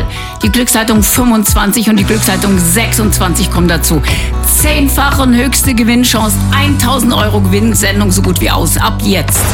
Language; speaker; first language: German; native; German